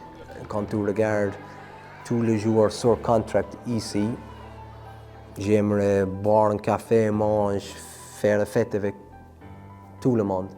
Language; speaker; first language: French; non-native, fluent; English